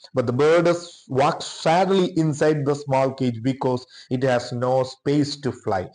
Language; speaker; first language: English; non-native, local second language; Malayalam